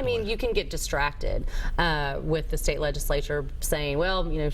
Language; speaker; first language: English; native; English